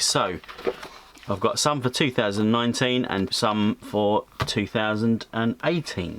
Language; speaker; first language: English; native; English